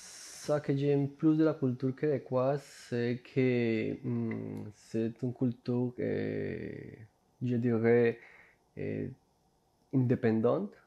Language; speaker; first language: French; non-native, fluent; Spanish